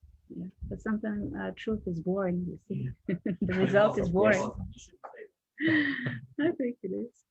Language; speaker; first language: English; non-native, fluent; Serbian